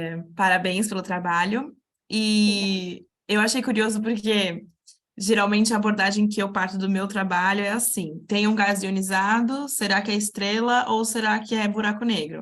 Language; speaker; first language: Portuguese; native; Portuguese